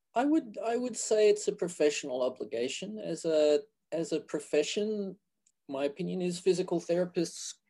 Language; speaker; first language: English; native; English